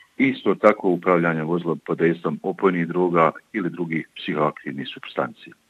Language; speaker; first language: Bosnian; native; Bosnian